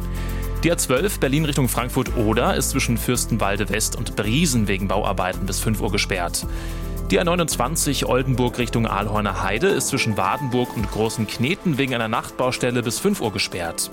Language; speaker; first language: German; native; German